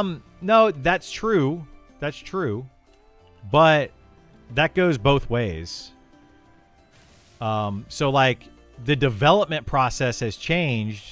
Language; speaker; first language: English; native; English